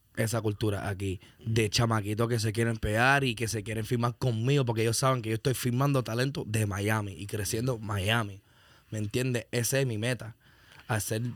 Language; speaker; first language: Spanish; early bilingual, heritage; Spanish